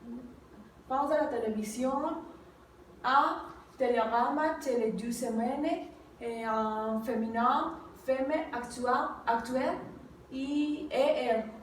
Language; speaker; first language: French; non-native, learner; Spanish